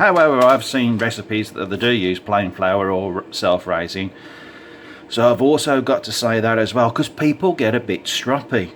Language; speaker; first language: English; native; English